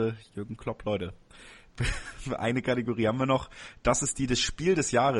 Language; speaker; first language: German; native; German